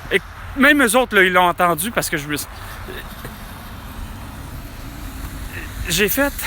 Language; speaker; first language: French; native; French